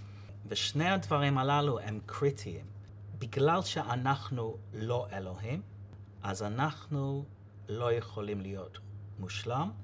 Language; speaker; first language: Hebrew; non-native, fluent; English